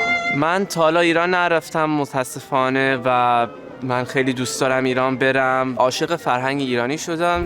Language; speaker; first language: Persian; non-native, fluent; English